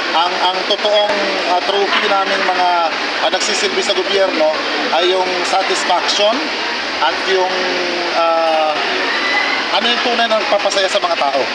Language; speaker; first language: Filipino; non-native, local second language; Maguindanaon